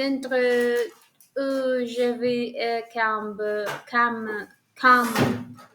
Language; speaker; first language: French; non-native, learner; Spanish